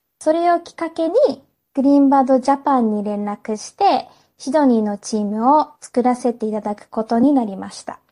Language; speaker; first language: Japanese; non-native, fluent; English